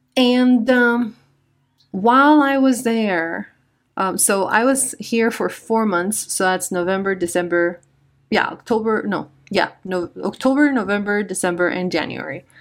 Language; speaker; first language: English; non-native, fluent; Spanish